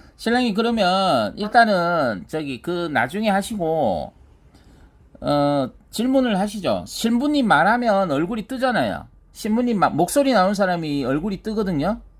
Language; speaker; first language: Korean; native; Korean